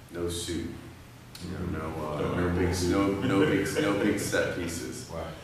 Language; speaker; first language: English; native; English